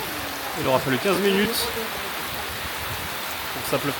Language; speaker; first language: French; native; French